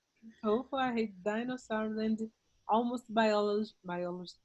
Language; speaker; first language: English; non-native, learner; Portuguese